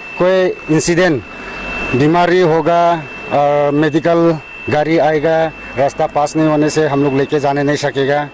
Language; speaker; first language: Hindi; non-native, local second language; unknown